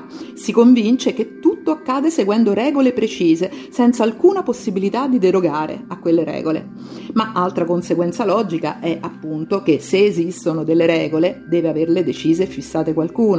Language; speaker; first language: Italian; native; Italian